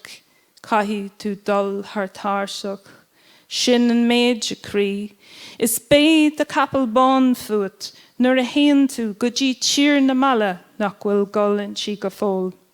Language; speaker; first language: Irish; non-native, local second language; English